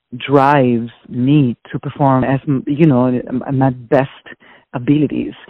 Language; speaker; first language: English; non-native, fluent; Italian